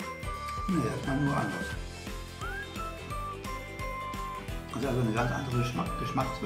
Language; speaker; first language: German; native; German